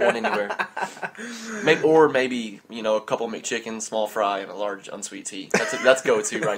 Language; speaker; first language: English; native; English